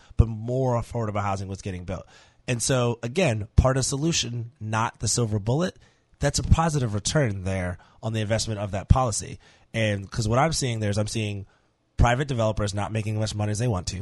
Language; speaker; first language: English; native; English